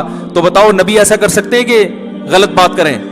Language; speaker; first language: Urdu; native; Urdu